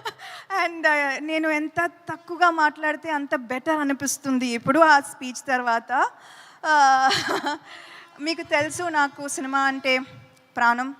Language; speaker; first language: Telugu; non-native, fluent; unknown